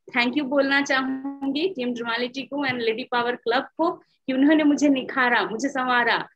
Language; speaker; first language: Hindi; native; Hindi